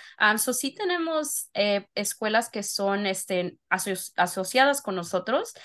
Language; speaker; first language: Spanish; early bilingual, heritage; Spanish